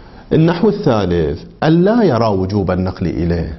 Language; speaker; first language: Arabic; native; Arabic